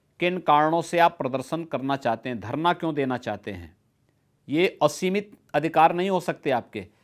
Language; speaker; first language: Hindi; native; Hindi